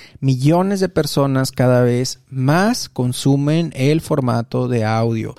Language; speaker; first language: Spanish; native; Spanish